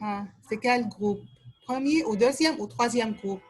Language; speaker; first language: French; non-native, fluent; Arabic